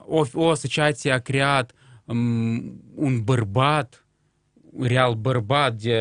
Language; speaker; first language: Romanian; non-native, local second language; Russian